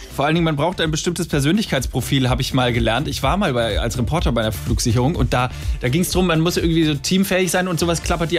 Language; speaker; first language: German; native; German